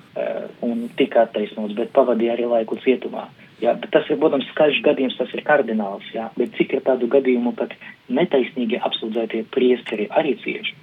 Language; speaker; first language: Latvian; non-native, local second language; Russian